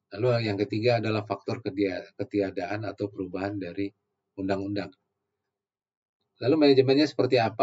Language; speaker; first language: Indonesian; native; Indonesian